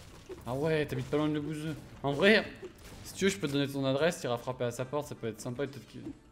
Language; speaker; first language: French; native; French